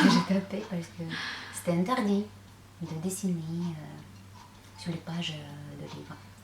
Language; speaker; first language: French; non-native, fluent; Russian